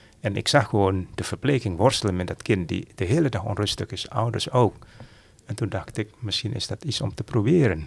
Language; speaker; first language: Dutch; non-native, fluent; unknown